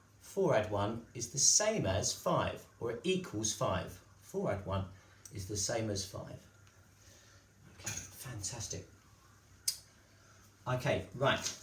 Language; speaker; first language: English; native; English